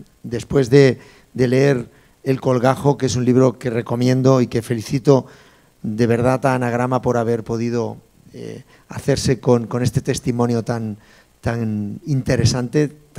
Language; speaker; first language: Spanish; native; Spanish